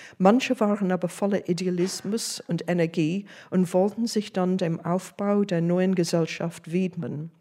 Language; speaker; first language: German; non-native, fluent; English